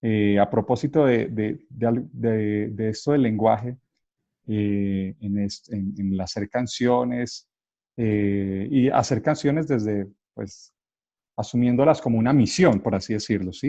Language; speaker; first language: Spanish; native; Spanish